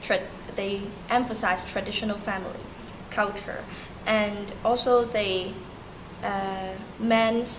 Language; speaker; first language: English; early bilingual, other home language; Turkish